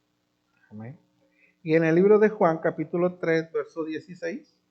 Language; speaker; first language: Spanish; native; Spanish